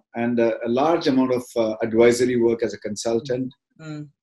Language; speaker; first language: English; non-native, local second language; Tamil